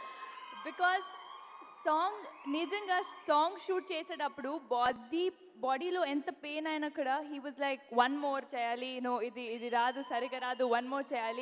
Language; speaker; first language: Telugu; non-native, fluent; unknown